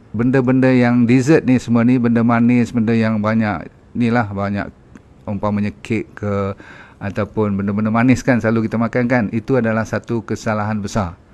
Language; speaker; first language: Malay; native; Malay